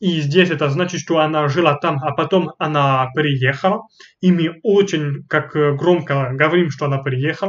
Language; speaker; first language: Russian; non-native, fluent; French